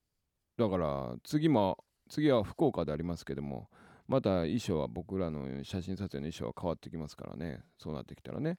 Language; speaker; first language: Japanese; native; Japanese